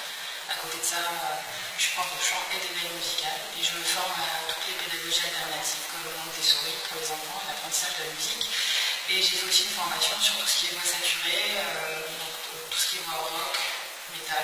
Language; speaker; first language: French; native; French